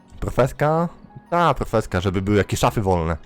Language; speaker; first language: Polish; native; Polish